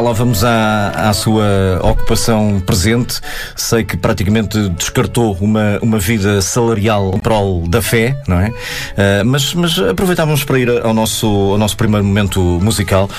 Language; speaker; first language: Portuguese; native; Portuguese